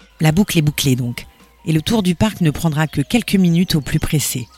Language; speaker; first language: French; native; French